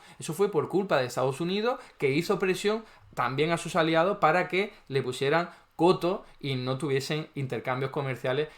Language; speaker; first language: Spanish; native; Spanish